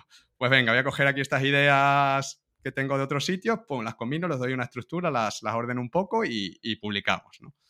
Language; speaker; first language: Spanish; native; Spanish